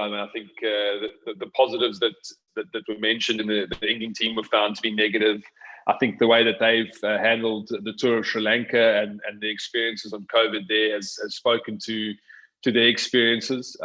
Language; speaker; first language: English; native; English